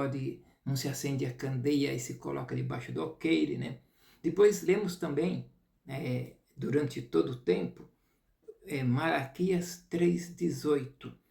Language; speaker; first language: Portuguese; native; Portuguese